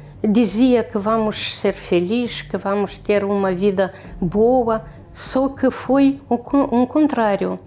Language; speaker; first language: Portuguese; non-native, fluent; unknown